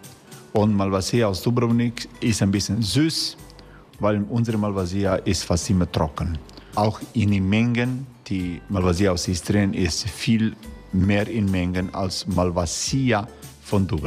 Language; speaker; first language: German; non-native, fluent; Croatian